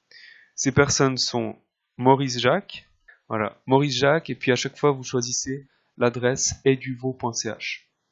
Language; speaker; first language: French; native; French